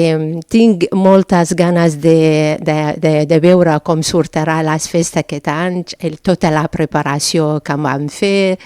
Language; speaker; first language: Catalan; non-native, fluent; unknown